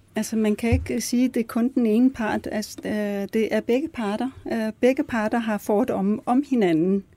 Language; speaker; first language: Danish; early bilingual, other home language; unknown